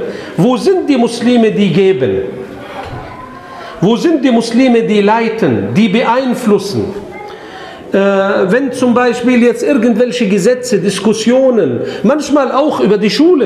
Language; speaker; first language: German; non-native, fluent; Arabic